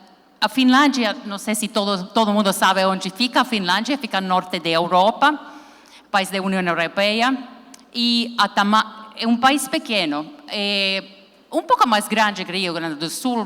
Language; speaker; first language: Portuguese; non-native, learner; Finnish